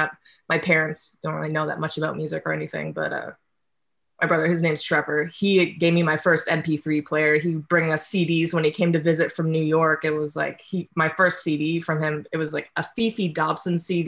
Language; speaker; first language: English; native; English